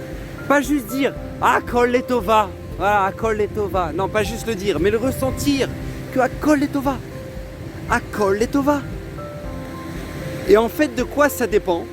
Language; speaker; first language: French; native; French